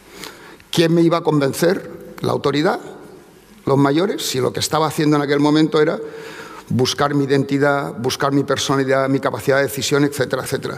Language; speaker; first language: Spanish; native; Spanish